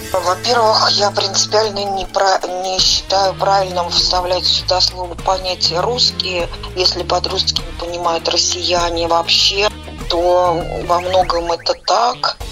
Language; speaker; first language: Russian; native; Russian